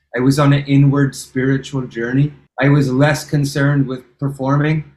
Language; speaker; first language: English; native; English